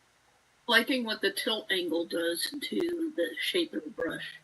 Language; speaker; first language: English; native; English